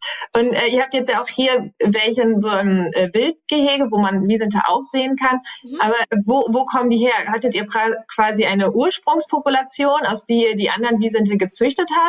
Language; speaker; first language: German; native; German